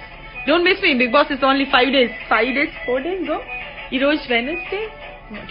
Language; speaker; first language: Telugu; non-native, learner; Gujarati